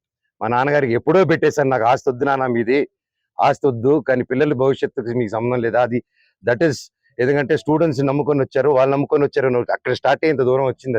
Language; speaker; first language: Telugu; native; Telugu